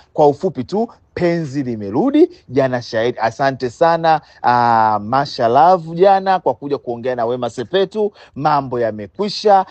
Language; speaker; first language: Swahili; native; Swahili